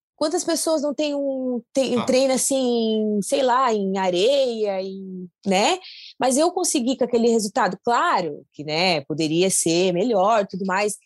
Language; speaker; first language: Portuguese; native; Portuguese